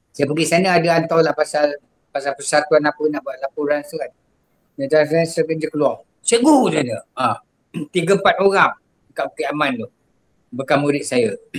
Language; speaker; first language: Malay; non-native, local second language; Javanese